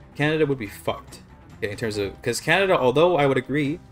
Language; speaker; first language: English; native; English